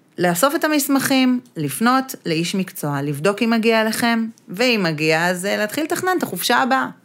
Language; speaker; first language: Hebrew; native; Hebrew